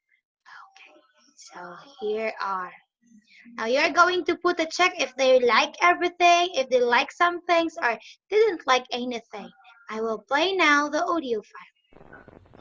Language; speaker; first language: English; non-native, fluent; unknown